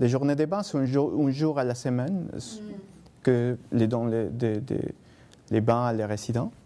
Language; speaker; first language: French; non-native, fluent; Spanish